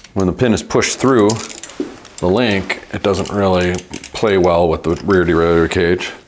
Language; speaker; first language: English; native; English